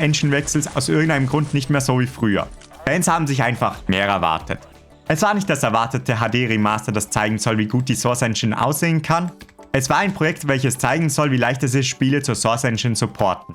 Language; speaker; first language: German; native; German